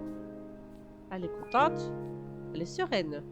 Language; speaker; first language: French; native; French